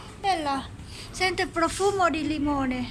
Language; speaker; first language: Italian; non-native, learner; Thai